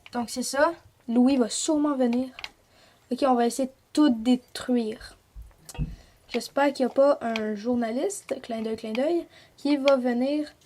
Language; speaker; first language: French; native; French